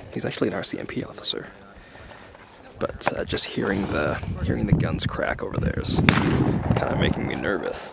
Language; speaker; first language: English; native; English